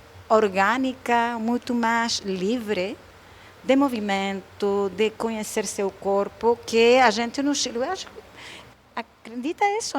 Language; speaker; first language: Portuguese; non-native, fluent; Spanish